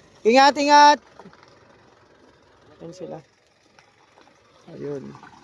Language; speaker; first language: Filipino; non-native, local second language; Cebuano